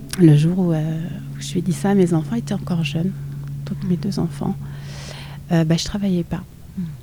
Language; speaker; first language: French; native; French